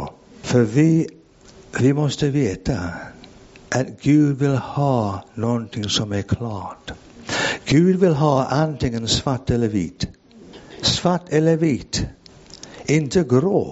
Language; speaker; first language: Swedish; non-native, fluent; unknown